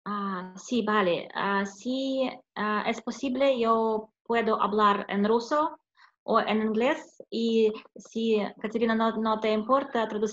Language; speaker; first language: Spanish; non-native, learner; Russian